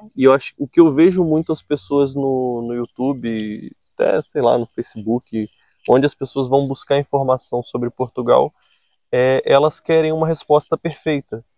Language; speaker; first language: Portuguese; native; Portuguese